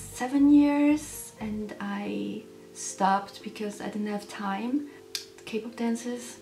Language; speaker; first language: English; non-native, fluent; German